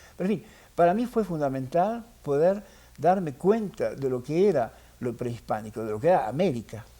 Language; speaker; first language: Spanish; early bilingual, heritage; French